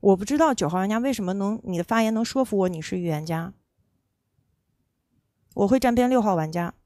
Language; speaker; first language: Chinese; native; Chinese